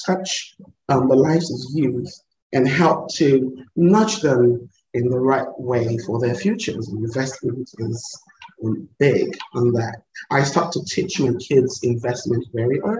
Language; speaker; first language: English; non-native, local second language; Yoruba